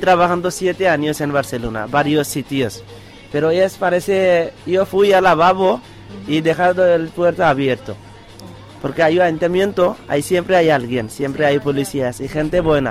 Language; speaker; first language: Spanish; non-native, learner; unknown